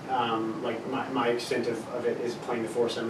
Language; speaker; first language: English; native; English